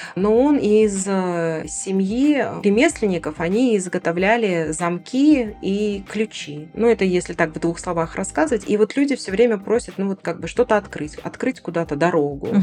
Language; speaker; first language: Russian; native; Russian